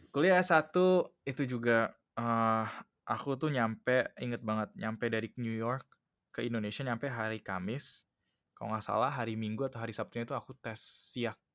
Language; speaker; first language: Indonesian; early bilingual, other home language; English